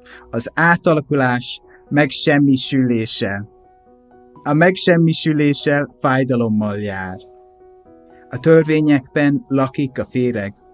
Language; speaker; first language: Hungarian; non-native, fluent; English